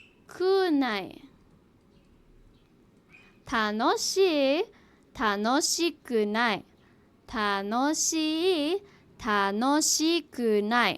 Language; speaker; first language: Japanese; non-native, fluent; Hiligaynon